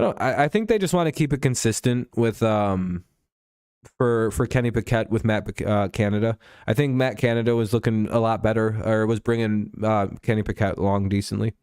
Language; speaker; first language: English; native; English